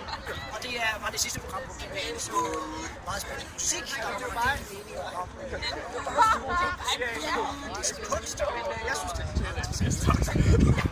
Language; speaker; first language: Danish; native; Danish